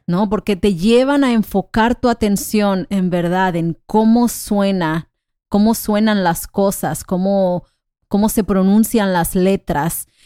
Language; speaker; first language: Spanish; non-native, fluent; English